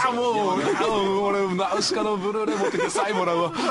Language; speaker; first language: Japanese; native; Japanese